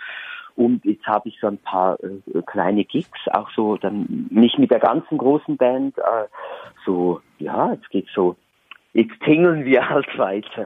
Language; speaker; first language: German; native; German